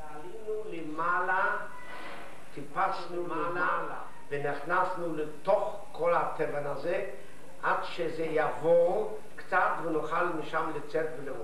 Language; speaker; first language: Hebrew; non-native, fluent; Yiddish